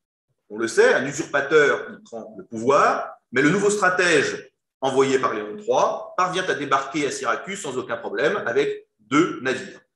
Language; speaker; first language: French; native; French